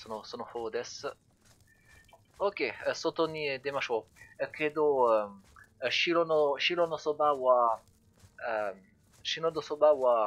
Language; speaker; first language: Japanese; non-native, learner; French